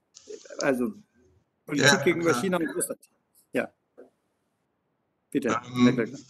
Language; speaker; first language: German; non-native, local second language; Luxembourgish